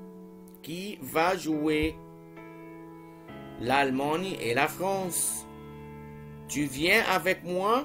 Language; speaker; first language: French; non-native, fluent; Arabic